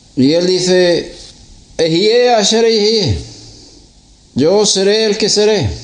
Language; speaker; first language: Spanish; non-native, fluent; Swedish